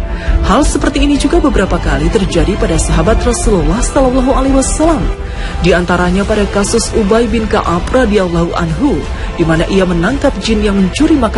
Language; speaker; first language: Indonesian; native; Indonesian